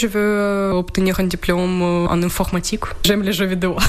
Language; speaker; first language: French; non-native, learner; Ukrainian